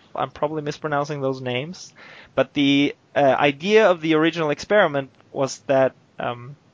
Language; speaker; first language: English; non-native, fluent; Norwegian